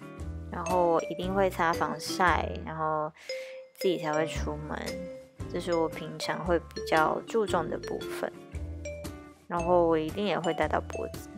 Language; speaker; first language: Chinese; native; Chinese